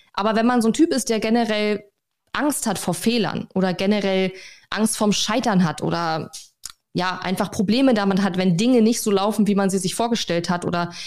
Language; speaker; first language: German; native; German